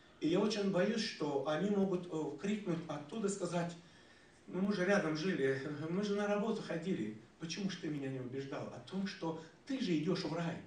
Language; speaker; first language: Russian; non-native, local second language; Ukrainian